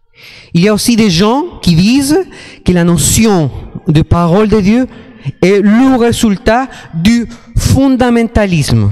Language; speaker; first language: French; non-native, fluent; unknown